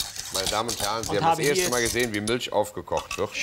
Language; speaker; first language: German; native; German